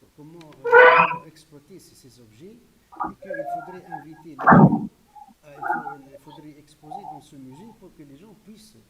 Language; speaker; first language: French; non-native, local second language; Arabic